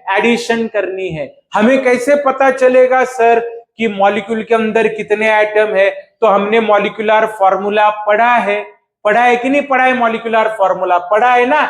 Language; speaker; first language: Hindi; non-native, local second language; Marathi